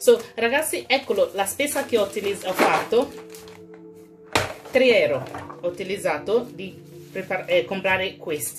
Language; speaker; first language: Italian; non-native, learner; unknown